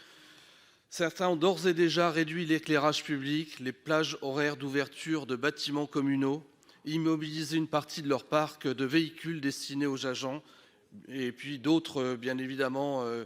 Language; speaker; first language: French; native; French